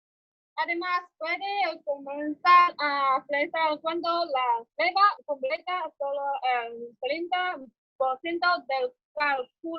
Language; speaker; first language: Spanish; non-native, learner; Chinese